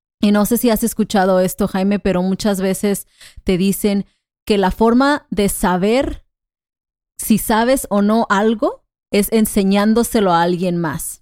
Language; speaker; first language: Spanish; non-native, fluent; English